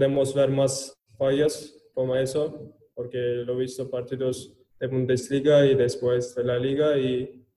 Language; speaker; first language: Spanish; non-native, learner; Turkish